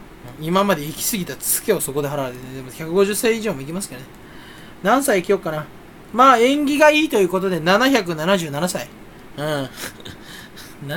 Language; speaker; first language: Japanese; native; Japanese